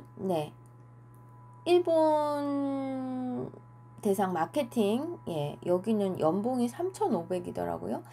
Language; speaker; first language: Korean; native; Korean